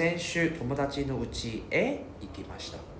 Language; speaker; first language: Japanese; non-native, fluent; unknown